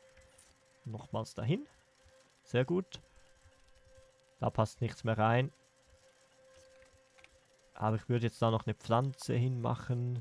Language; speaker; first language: German; native; German